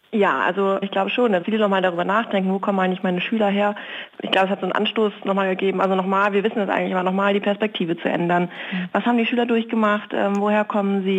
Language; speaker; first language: German; native; German